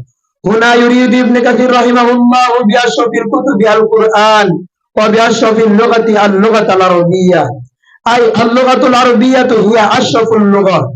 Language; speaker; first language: Arabic; non-native, learner; Bangla